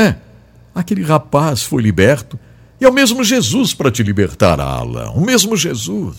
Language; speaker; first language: Portuguese; native; Portuguese